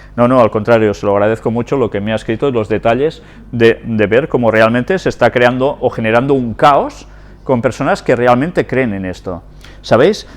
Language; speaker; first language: Spanish; non-native, local second language; Catalan